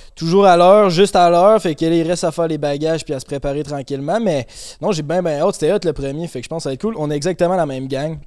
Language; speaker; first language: French; native; French